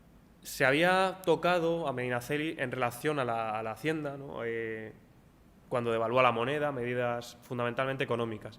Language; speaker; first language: Spanish; native; Spanish